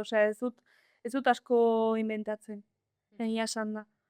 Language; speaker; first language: Basque; non-native, local second language; Spanish